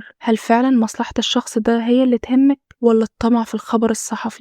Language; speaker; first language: Arabic; native; Arabic